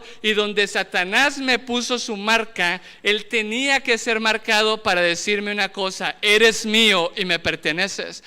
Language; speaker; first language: Spanish; native; Spanish